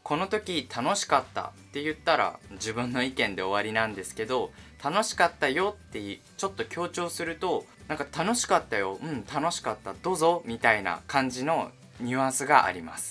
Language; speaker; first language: Japanese; native; Japanese